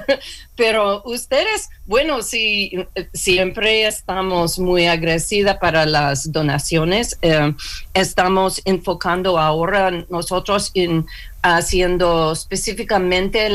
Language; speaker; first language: Spanish; non-native, learner; English